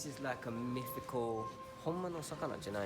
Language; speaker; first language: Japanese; non-native, learner; English